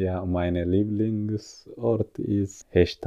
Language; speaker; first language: German; non-native, learner; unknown